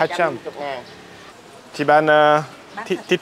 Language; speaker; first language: Vietnamese; non-native, learner; French